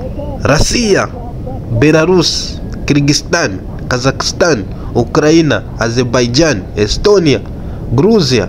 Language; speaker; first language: Russian; non-native, fluent; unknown